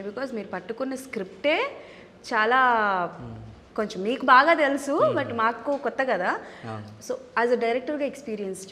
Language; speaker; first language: Telugu; native; Telugu